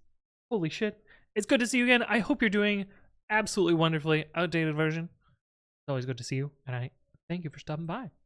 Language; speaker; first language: English; native; English